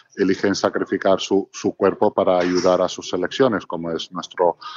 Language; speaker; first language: Spanish; non-native, fluent; Georgian